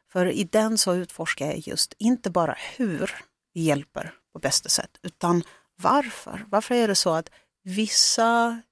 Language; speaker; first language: Swedish; early bilingual, other home language; Russian